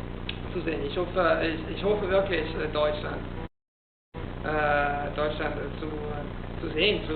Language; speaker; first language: German; non-native, fluent; Italian